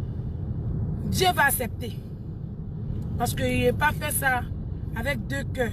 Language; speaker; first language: French; non-native, local second language; Dyula